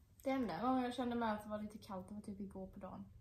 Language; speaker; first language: Swedish; native; Swedish